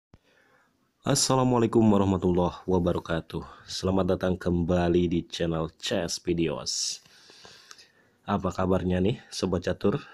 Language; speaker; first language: Indonesian; native; Indonesian